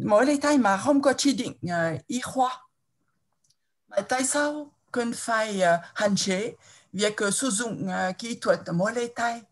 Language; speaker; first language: Vietnamese; non-native, fluent; French